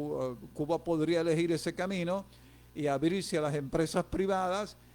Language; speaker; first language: Spanish; native; Spanish